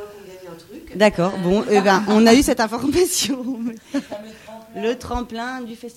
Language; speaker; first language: French; native; French